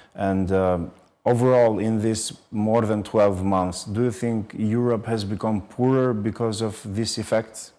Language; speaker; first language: English; non-native, fluent; Albanian